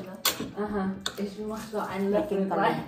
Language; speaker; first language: German; non-native, learner; Filipino